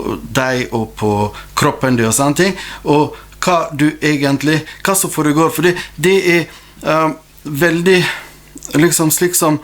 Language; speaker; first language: Norwegian; non-native, fluent; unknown